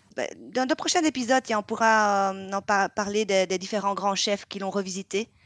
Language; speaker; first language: French; non-native, fluent; Vietnamese